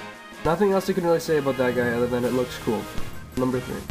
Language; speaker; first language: English; native; English